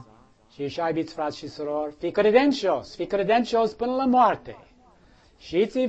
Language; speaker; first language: Romanian; non-native, learner; English